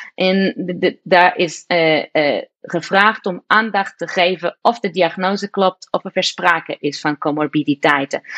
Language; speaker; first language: Dutch; non-native, fluent; Portuguese